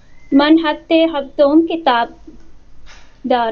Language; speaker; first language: Persian; non-native, learner; Urdu